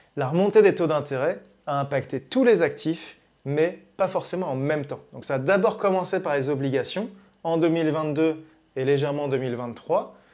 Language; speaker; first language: French; native; French